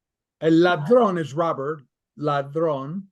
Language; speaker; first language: Spanish; non-native, fluent; English